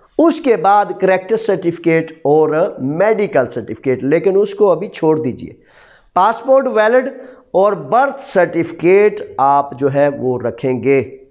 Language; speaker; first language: Urdu; non-native, local second language; Punjabi